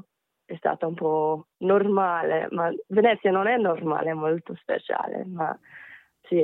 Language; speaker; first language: Italian; non-native, fluent; Korean